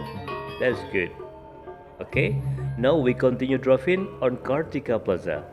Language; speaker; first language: English; non-native, learner; Indonesian